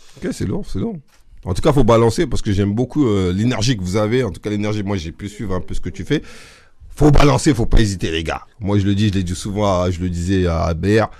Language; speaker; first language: French; native; French